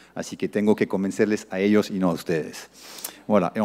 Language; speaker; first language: Spanish; non-native, fluent; French